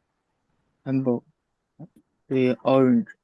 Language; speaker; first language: English; non-native, learner; Chinese